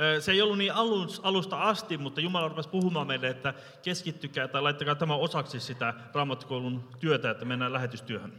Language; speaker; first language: Finnish; early bilingual, heritage; Finnish